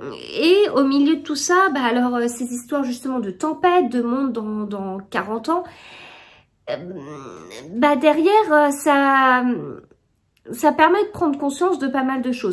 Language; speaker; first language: French; native; French